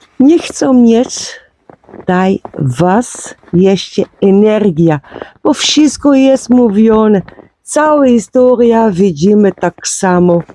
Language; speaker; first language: Polish; non-native, learner; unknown